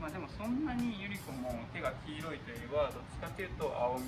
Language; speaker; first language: Japanese; native; Japanese